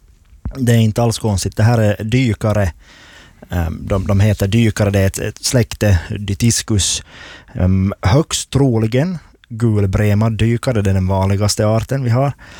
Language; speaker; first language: Swedish; native; Swedish